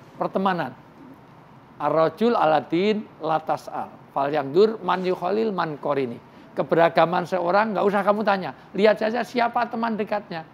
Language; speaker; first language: Indonesian; native; Indonesian